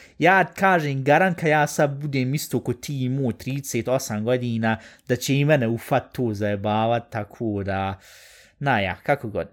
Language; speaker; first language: Bosnian; early bilingual, heritage; Bosnian